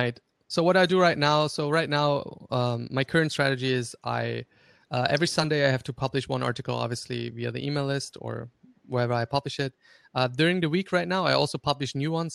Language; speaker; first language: English; non-native, fluent; German